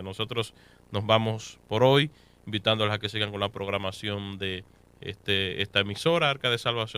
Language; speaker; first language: Spanish; native; Spanish